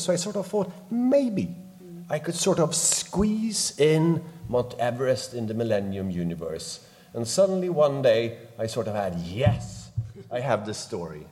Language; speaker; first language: English; non-native, fluent; Swedish